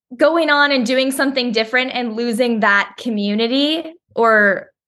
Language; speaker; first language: English; native; English